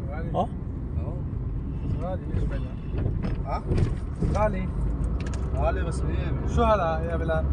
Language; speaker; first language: Arabic; non-native, learner; Bangla